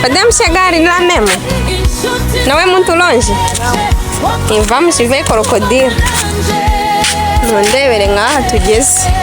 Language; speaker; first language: Portuguese; non-native, learner; Kinyarwanda